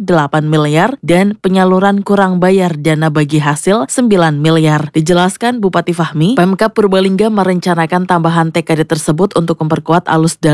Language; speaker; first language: Indonesian; native; Indonesian